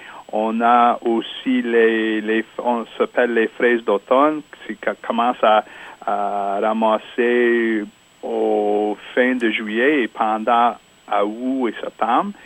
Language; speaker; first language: French; non-native, local second language; English